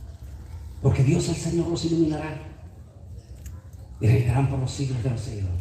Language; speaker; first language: Spanish; native; Spanish